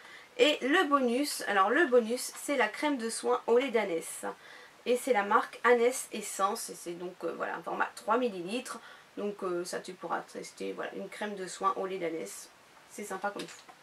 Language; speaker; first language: French; native; French